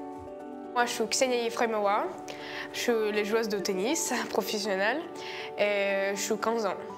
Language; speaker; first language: French; non-native, learner; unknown